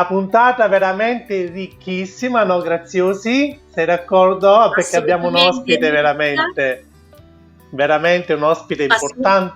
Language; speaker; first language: Italian; native; Italian